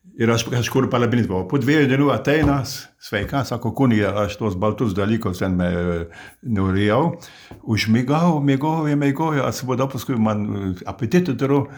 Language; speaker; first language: Lithuanian; early bilingual, heritage; Lithuanian